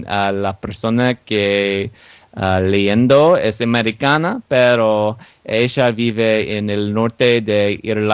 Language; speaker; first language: Spanish; non-native, learner; English